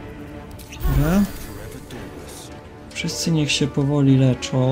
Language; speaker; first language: Polish; native; Polish